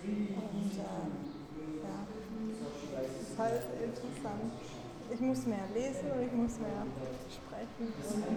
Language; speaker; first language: German; early bilingual, heritage; English